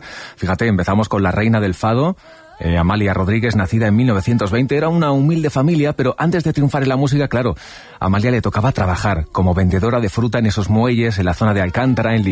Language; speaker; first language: Spanish; native; Spanish